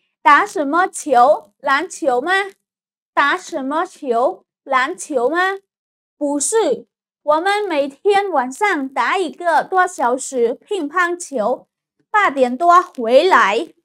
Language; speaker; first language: Chinese; non-native, fluent; Khmer